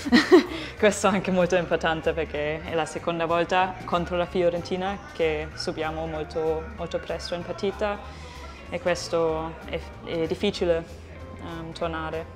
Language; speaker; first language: Italian; non-native, fluent; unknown